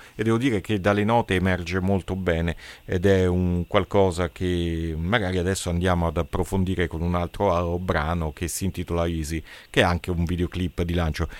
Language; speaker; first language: Italian; native; Italian